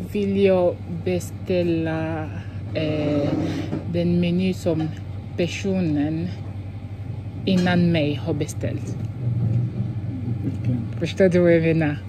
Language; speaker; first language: Swedish; non-native, learner; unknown